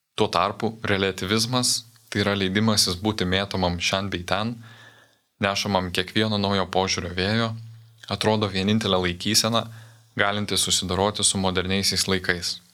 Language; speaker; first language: Lithuanian; native; Lithuanian